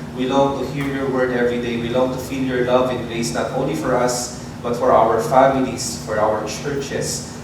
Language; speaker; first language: English; non-native, local second language; Filipino